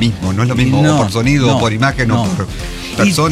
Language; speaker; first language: Spanish; native; Spanish